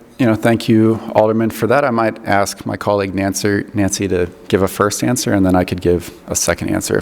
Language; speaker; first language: English; native; English